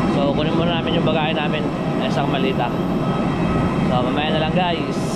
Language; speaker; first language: Filipino; native; Filipino